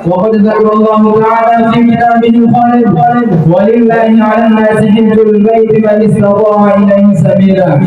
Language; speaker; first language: Arabic; non-native, learner; Bangla